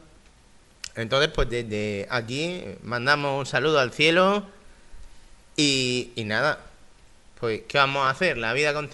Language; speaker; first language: Spanish; native; Spanish